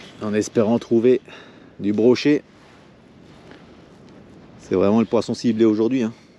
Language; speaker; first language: French; native; French